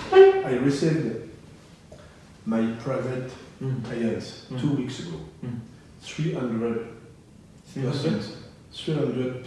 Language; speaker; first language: English; non-native, learner; French